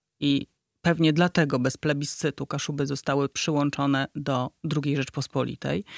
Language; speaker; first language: Polish; native; Polish